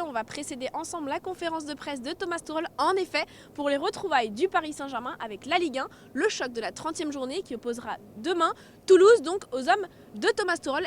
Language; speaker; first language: French; native; French